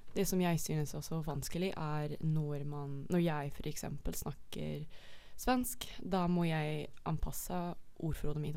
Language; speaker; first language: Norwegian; non-native, fluent; Dutch